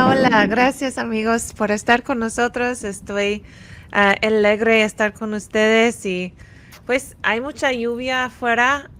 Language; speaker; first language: Spanish; non-native, fluent; English